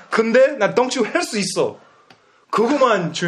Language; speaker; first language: Korean; early bilingual, heritage; English